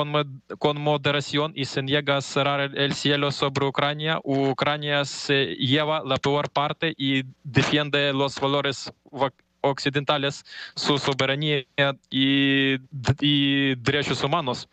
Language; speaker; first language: Spanish; non-native, fluent; Ukrainian